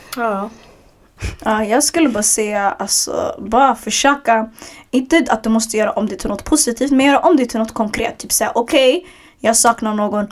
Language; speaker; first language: Swedish; early bilingual, other home language; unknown